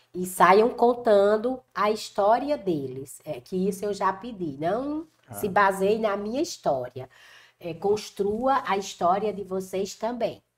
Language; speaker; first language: Portuguese; native; Portuguese